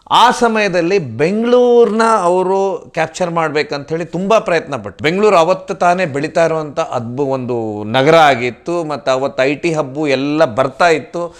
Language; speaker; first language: Kannada; non-native, local second language; Tulu